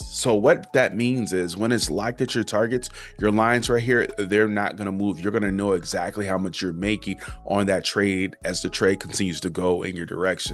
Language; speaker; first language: English; native; English